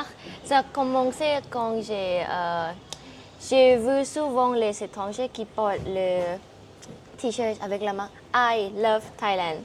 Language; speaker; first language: French; non-native, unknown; Thai